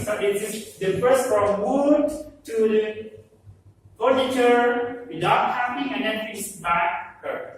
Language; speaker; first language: English; non-native, learner; Indonesian